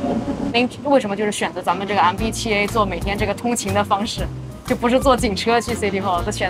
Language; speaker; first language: Chinese; native; Chinese